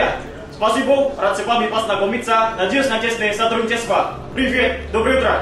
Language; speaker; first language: Russian; non-native, learner; Indonesian